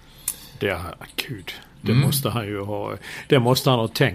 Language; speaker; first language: Swedish; native; Swedish